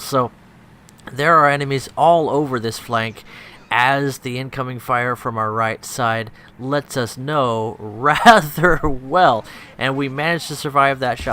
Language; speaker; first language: English; native; English